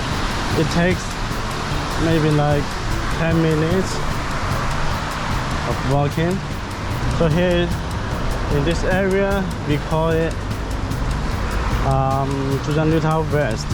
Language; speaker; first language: English; non-native, fluent; Chinese